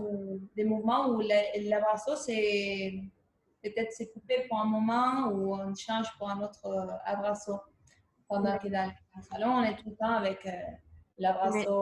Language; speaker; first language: French; non-native, fluent; Spanish